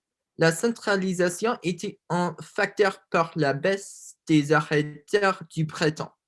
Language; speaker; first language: French; non-native, learner; English